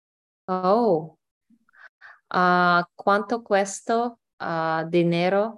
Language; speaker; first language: Spanish; non-native, learner; English